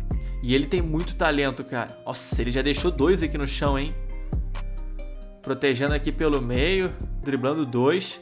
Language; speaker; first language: Portuguese; native; Portuguese